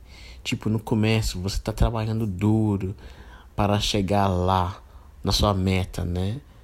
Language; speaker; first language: Portuguese; non-native, fluent; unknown